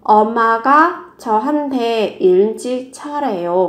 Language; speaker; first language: Korean; non-native, fluent; Vietnamese